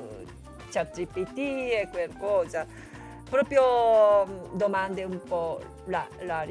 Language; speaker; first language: Italian; non-native, learner; Japanese